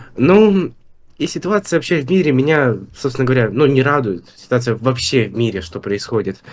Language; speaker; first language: Russian; native; Russian